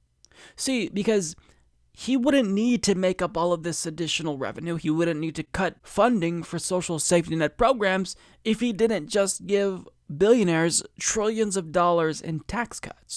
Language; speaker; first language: English; native; English